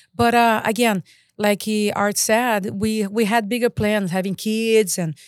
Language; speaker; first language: English; non-native, fluent; Portuguese